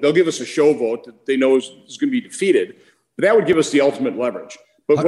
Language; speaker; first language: English; native; English